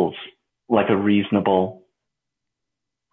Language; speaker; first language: English; native; English